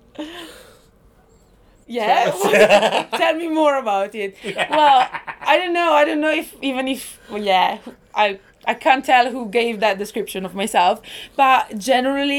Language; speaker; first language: English; non-native, fluent; Italian